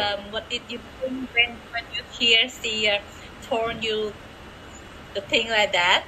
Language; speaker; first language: English; non-native, learner; Vietnamese